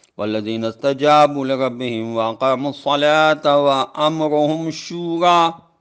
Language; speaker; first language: Arabic; non-native, fluent; Urdu